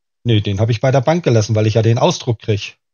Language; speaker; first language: German; native; German